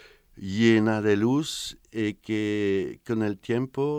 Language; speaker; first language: Spanish; non-native, fluent; French